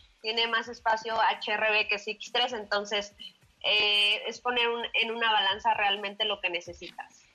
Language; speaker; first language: Spanish; native; Spanish